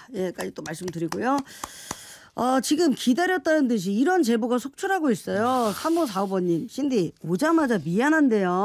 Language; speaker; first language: Korean; native; Korean